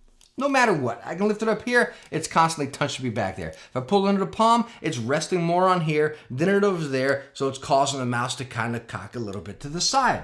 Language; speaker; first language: English; native; English